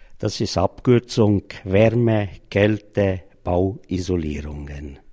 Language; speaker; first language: German; non-native, fluent; Slovenian